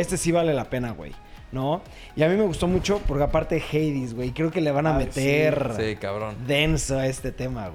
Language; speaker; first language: Spanish; native; Spanish